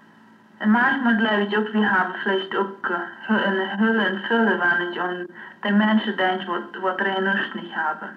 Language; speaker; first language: German; non-native, learner; Low German